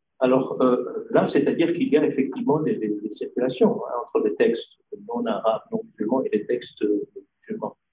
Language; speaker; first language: French; non-native, local second language; Arabic